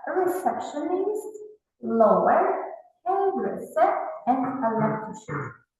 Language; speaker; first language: English; non-native, fluent; Kazakh